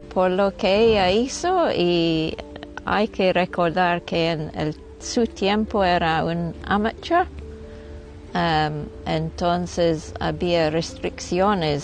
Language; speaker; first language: Spanish; non-native, local second language; English